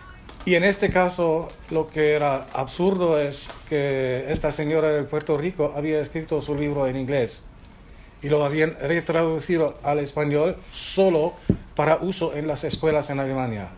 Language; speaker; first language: Spanish; non-native, fluent; German